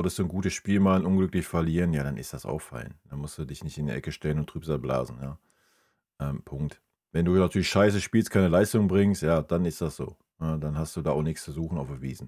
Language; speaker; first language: German; native; German